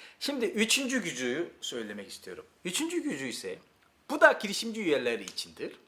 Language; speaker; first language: Turkish; non-native, learner; Korean